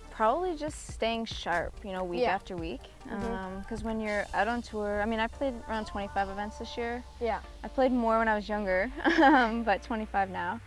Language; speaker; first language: English; native; English